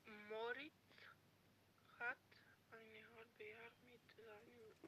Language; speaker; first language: German; non-native, learner; Macedonian